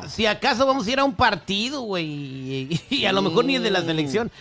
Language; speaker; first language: Spanish; native; Spanish